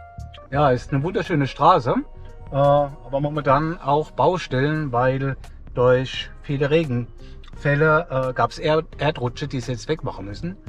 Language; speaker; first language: German; native; German